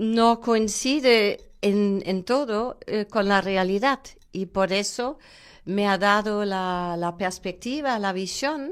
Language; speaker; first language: Spanish; non-native, fluent; German